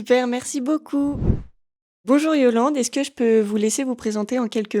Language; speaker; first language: French; native; French